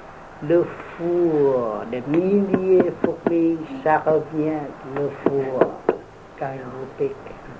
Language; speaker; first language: French; non-native, fluent; Vietnamese